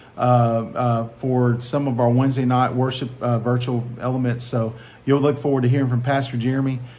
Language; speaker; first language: English; native; English